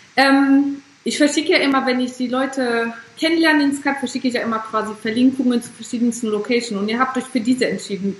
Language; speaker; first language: German; native; German